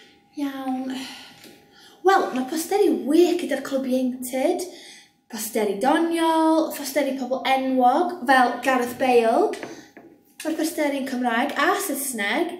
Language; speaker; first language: Welsh; non-native, local second language; English